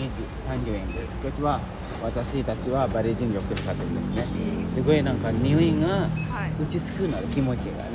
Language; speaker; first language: Japanese; non-native, fluent; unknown